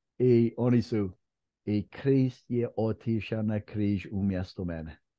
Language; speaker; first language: Croatian; early bilingual, heritage; Croatian